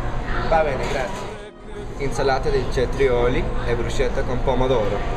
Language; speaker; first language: Italian; non-native, learner; English